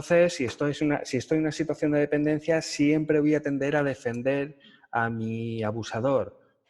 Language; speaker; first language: Spanish; native; Spanish